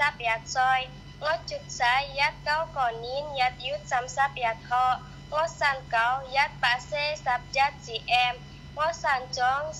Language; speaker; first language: Chinese; non-native, learner; Indonesian